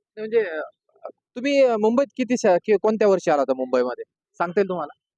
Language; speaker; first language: Marathi; native; Marathi